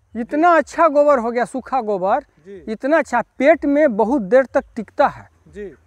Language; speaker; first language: Hindi; native; Hindi